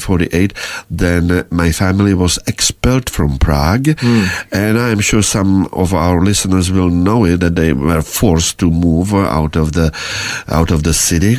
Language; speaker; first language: English; non-native, fluent; Czech